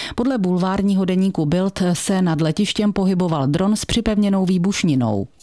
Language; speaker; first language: Czech; native; Czech